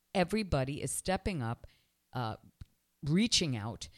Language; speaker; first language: English; early bilingual, other home language; Spanish